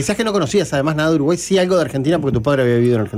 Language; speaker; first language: Spanish; native; Spanish